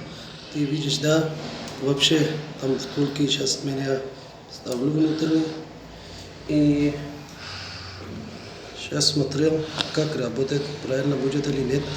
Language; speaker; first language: Russian; non-native, learner; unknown